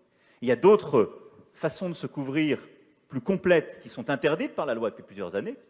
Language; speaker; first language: French; native; French